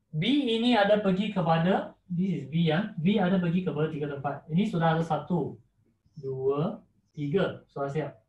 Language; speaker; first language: Malay; non-native, local second language; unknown